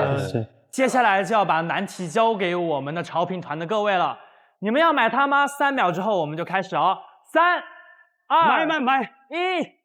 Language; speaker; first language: Chinese; native; Chinese